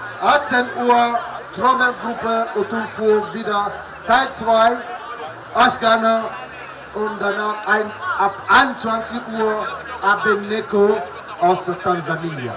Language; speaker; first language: German; non-native, learner; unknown